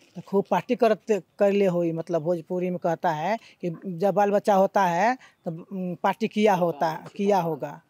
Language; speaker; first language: Hindi; native; Hindi